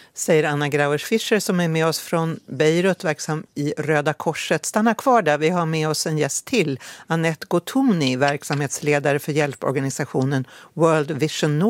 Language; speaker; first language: Swedish; native; Swedish